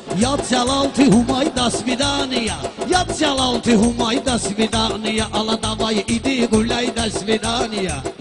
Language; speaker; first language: Russian; non-native, learner; Talysh